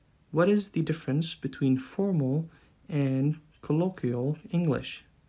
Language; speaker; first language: English; non-native, fluent; Arabic